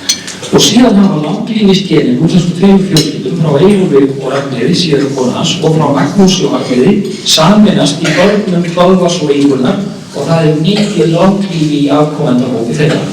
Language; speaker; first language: Icelandic; native; Icelandic